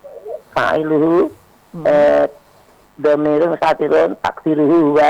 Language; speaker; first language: Arabic; non-native, learner; Indonesian